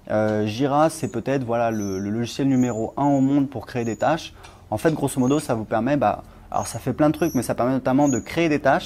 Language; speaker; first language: French; native; French